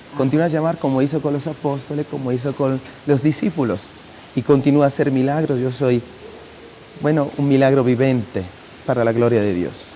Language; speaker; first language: Spanish; non-native, fluent; Italian